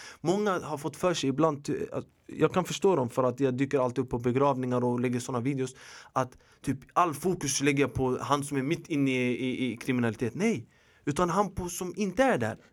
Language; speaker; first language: Swedish; early bilingual, other home language; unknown